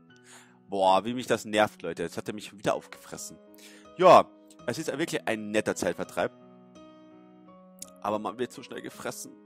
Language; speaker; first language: German; native; German